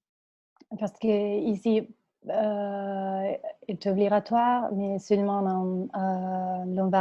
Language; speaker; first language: French; non-native, fluent; Spanish